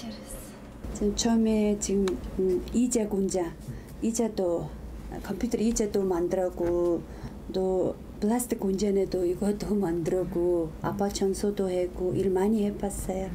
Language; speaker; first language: Korean; non-native, learner; Mongolian